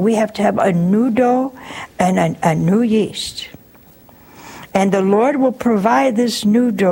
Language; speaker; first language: English; native; English